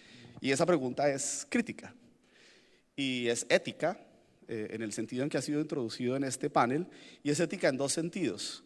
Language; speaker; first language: Spanish; native; Spanish